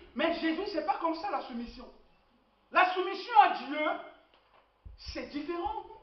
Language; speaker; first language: French; non-native, local second language; Lingala